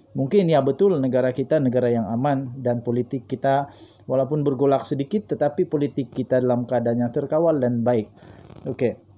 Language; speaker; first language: Malay; non-native, local second language; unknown